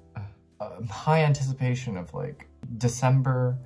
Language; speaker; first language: English; native; English